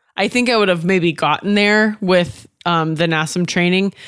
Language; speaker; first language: English; native; English